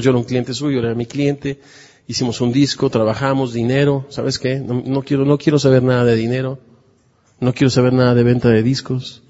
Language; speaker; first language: Spanish; native; Spanish